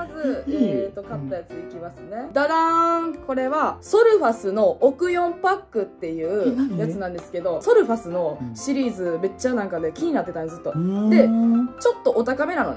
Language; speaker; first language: Japanese; native; Japanese